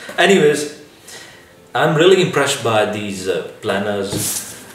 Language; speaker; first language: English; non-native, local second language; Urdu